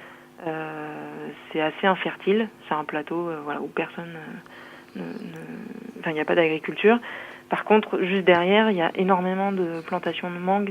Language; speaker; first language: French; native; French